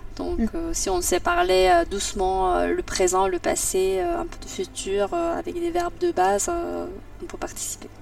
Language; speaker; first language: French; non-native, fluent; Korean